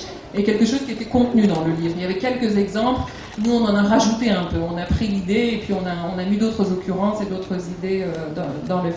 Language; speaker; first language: French; native; French